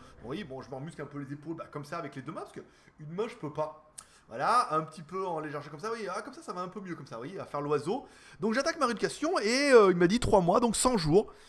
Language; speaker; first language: French; native; French